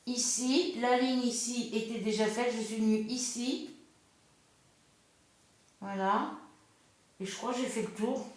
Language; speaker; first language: French; native; French